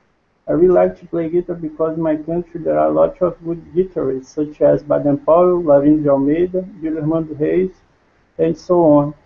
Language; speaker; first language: English; non-native, learner; Portuguese